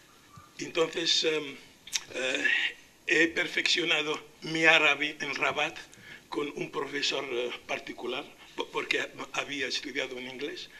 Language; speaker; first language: Spanish; non-native, local second language; Arabic